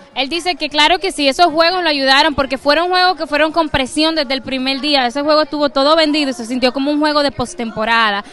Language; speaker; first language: Spanish; native; Spanish